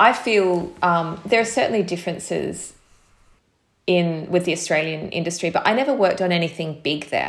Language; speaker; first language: English; native; English